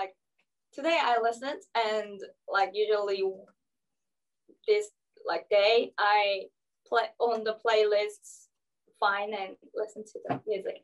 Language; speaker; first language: English; non-native, learner; Korean